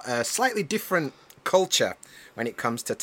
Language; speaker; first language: English; native; English